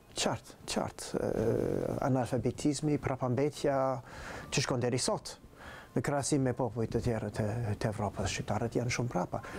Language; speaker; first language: Albanian; non-native, fluent; English